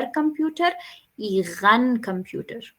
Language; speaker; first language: German; non-native, fluent; Urdu